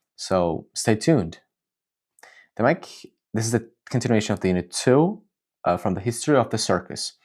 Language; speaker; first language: English; non-native, fluent; Uzbek